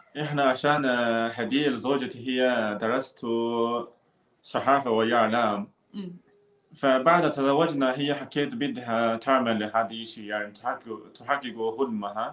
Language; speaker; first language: Arabic; non-native, learner; Chinese